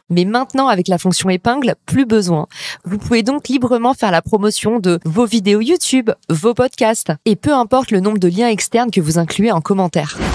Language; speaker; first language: French; native; French